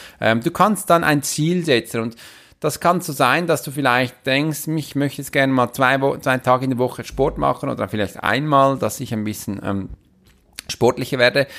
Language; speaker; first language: German; native; German